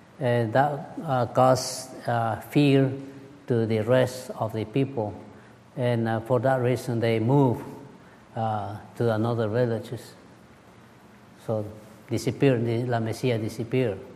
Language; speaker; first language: English; non-native, learner; Spanish